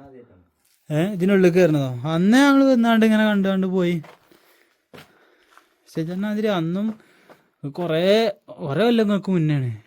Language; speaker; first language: Malayalam; native; Malayalam